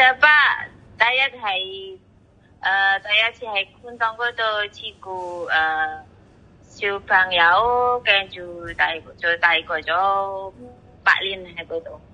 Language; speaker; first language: Cantonese; non-native, learner; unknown